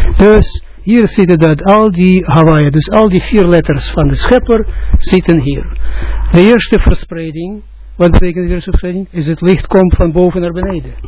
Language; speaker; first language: Dutch; non-native, fluent; Russian